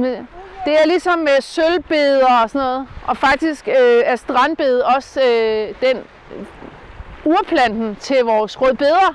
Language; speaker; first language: Danish; native; Danish